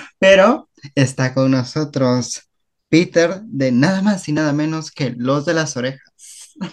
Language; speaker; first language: Spanish; native; Spanish